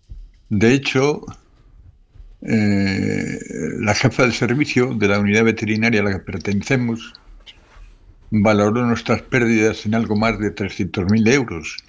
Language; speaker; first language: Spanish; native; Spanish